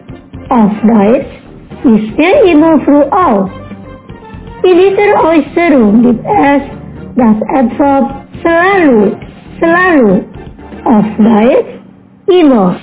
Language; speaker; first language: German; non-native, learner; Indonesian